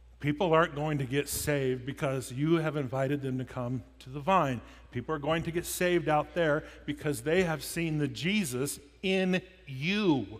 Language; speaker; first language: English; native; English